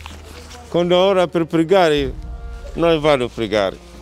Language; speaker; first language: Italian; non-native, learner; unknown